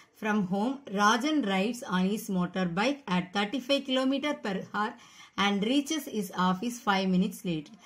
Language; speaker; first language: English; non-native, local second language; Tamil